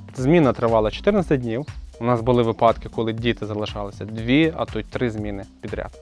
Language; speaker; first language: Ukrainian; native; Ukrainian